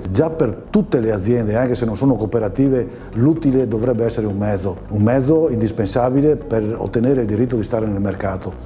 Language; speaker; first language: Italian; native; Italian